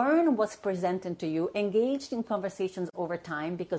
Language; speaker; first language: English; non-native, fluent; Italian